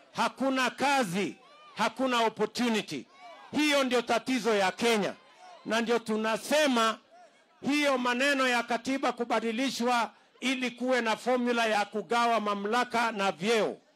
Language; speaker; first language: Swahili; non-native, local second language; Kalenjin